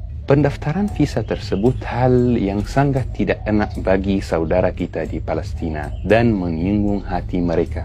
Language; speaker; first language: Indonesian; non-native, fluent; Arabic